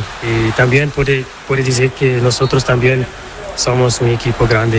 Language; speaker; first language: Spanish; non-native, learner; Portuguese